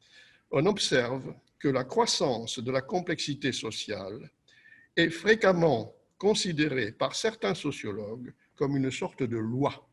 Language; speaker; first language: French; native; French